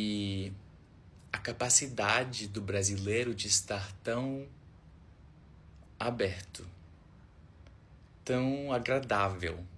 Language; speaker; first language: Portuguese; non-native, fluent; English